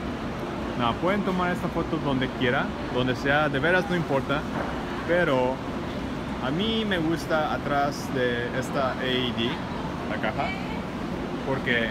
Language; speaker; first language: Spanish; early bilingual, heritage; Spanish